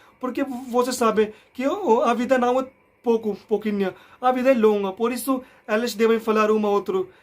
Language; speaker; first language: Portuguese; non-native, learner; Hindi